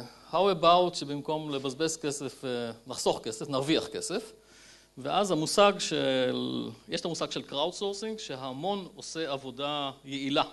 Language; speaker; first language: Hebrew; native; Hebrew